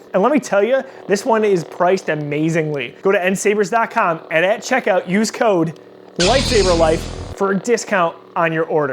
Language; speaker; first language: English; native; English